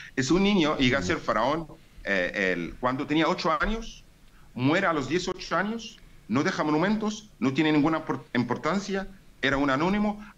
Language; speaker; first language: Spanish; non-native, fluent; Arabic